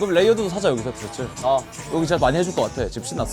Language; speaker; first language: Korean; native; Korean